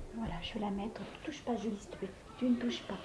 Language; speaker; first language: French; native; French